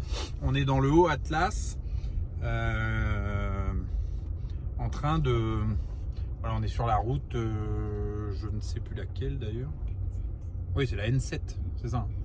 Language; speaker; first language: French; native; French